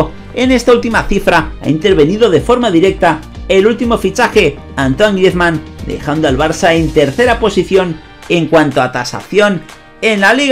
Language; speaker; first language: Spanish; native; Spanish